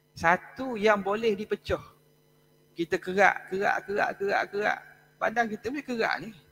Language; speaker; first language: Malay; native; Malay